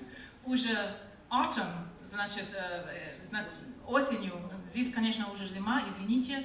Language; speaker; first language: Russian; non-native, learner; German